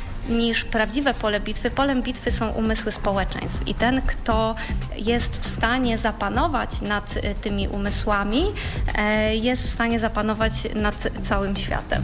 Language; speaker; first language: Polish; native; Polish